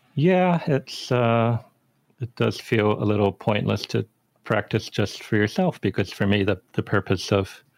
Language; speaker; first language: English; native; English